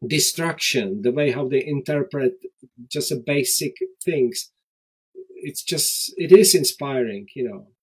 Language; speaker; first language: English; non-native, fluent; Czech